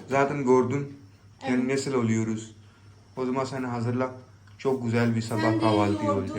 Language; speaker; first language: Turkish; non-native, learner; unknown